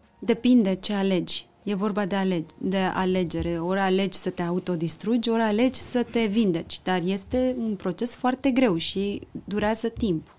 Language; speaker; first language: Romanian; early bilingual, heritage; Romanian